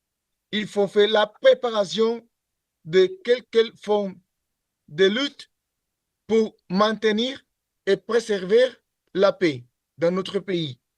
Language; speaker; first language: French; non-native, learner; Spanish